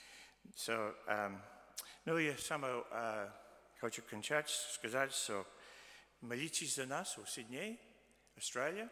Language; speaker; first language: Russian; early bilingual, heritage; Russian